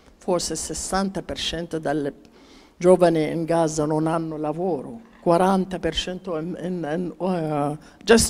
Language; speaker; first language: Italian; non-native, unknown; Arabic